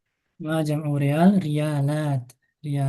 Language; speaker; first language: Arabic; non-native, fluent; Indonesian